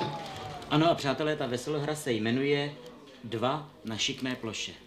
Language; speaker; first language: Czech; native; Czech